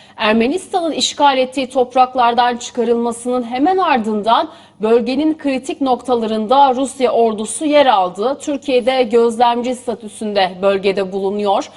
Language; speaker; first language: Turkish; native; Turkish